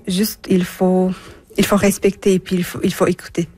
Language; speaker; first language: French; non-native, fluent; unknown